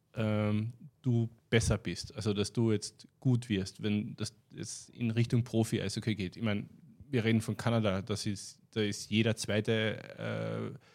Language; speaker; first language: German; native; German